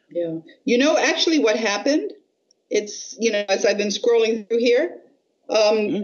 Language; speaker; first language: English; native; English